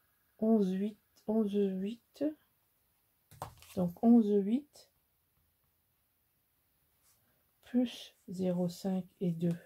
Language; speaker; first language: French; native; French